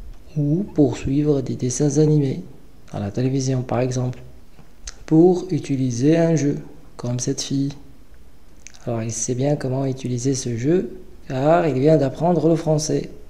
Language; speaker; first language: French; non-native, local second language; Arabic